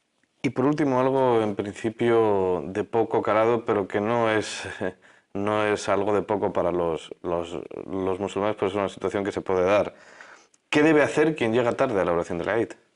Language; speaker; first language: Spanish; native; Spanish